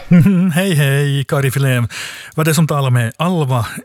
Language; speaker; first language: Swedish; native; Swedish